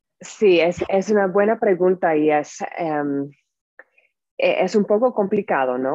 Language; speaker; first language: Spanish; non-native, fluent; English